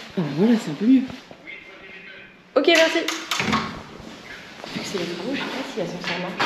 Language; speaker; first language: French; native; French